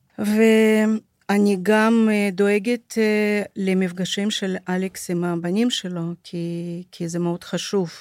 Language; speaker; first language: Hebrew; non-native, fluent; Russian